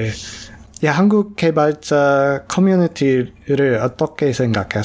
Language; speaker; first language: Korean; non-native, learner; English